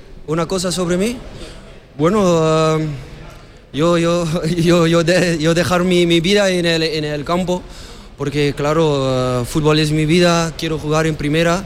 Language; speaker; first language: Spanish; non-native, fluent; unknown